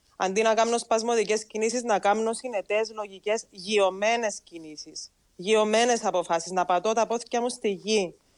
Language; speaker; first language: Greek; native; Greek